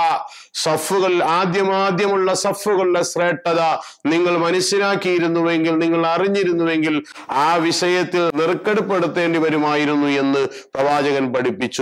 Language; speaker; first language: Malayalam; native; Malayalam